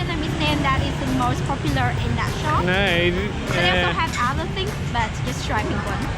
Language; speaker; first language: English; non-native, local second language; Vietnamese